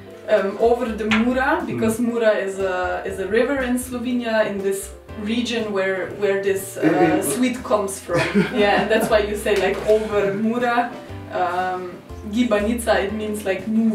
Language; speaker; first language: English; non-native, learner; Slovenian